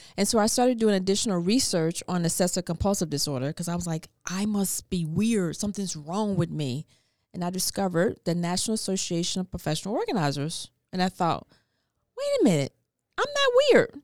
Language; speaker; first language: English; native; English